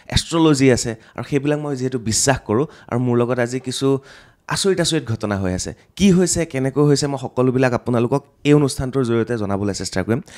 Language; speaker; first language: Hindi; non-native, local second language; Assamese